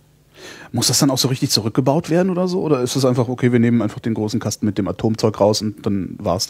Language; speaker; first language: German; native; German